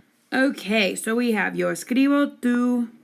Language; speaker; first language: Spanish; non-native, fluent; English